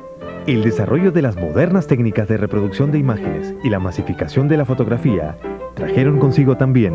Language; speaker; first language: Spanish; native; Spanish